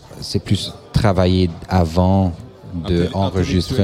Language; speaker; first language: French; non-native, local second language; English